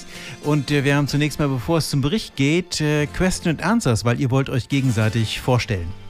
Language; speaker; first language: German; native; German